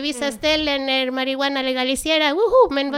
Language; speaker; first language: Swedish; non-native, fluent; Spanish